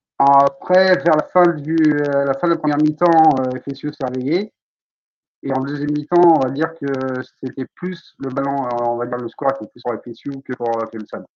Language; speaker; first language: French; native; French